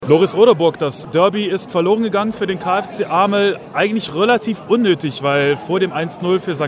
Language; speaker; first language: German; native; German